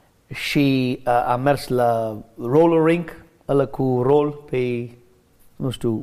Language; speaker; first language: Romanian; non-native, learner; English